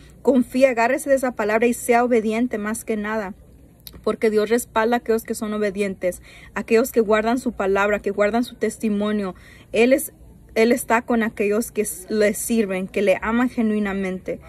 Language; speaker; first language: Spanish; early bilingual, heritage; Spanish